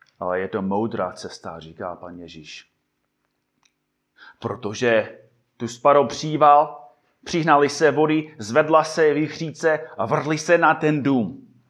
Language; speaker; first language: Czech; non-native, fluent; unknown